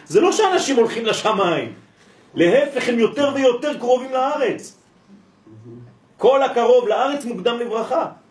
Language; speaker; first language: Hebrew; non-native, fluent; French